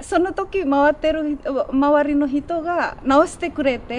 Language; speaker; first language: Japanese; non-native, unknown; Indonesian